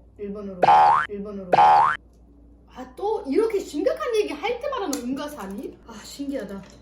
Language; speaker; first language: Korean; non-native, fluent; German